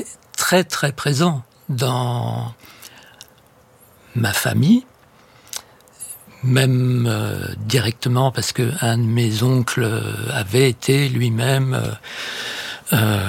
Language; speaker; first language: French; native; French